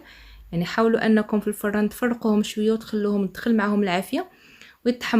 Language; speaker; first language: Arabic; native; Arabic